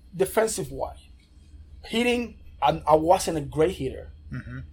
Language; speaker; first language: English; non-native, fluent; Spanish